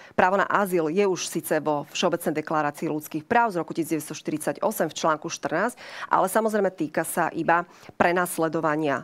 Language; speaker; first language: Slovak; native; Slovak